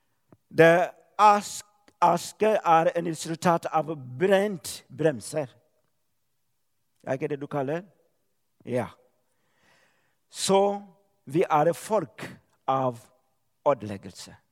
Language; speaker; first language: Norwegian; non-native, learner; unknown